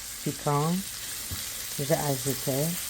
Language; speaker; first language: French; non-native, learner; Persian